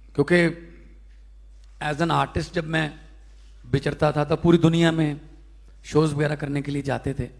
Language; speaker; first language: Hindi; non-native, local second language; Punjabi